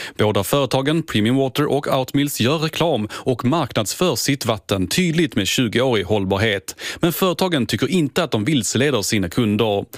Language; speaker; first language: Swedish; native; Swedish